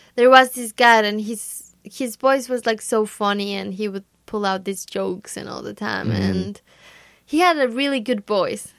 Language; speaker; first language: English; non-native, fluent; Spanish